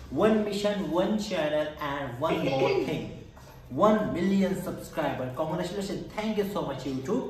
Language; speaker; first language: Hindi; non-native, local second language; Marathi